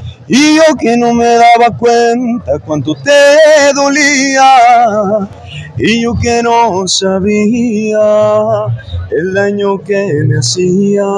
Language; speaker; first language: Spanish; native; Spanish